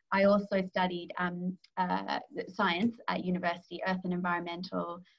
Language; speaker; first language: English; native; English